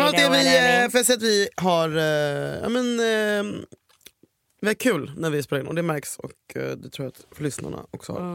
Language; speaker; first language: Swedish; native; Swedish